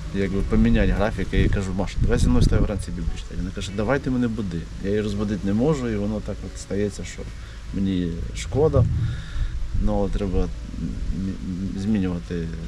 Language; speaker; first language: Ukrainian; non-native, local second language; Russian